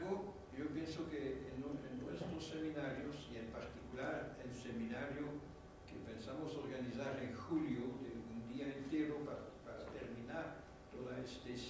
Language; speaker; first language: Spanish; non-native, fluent; French